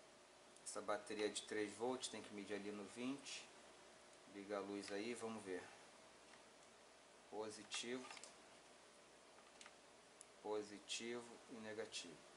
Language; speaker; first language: Portuguese; native; Portuguese